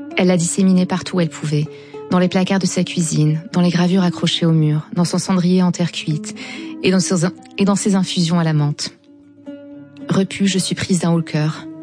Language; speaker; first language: French; non-native, local second language; Arabic